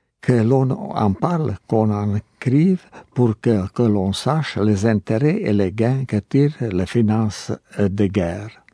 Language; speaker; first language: French; non-native, learner; Croatian